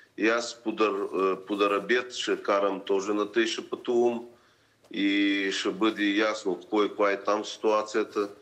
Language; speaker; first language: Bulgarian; early bilingual, heritage; Bulgarian